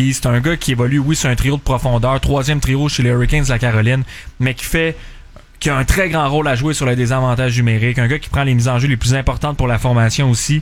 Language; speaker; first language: French; native; French